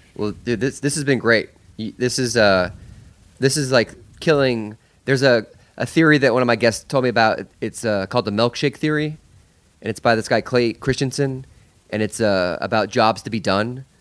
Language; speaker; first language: English; native; English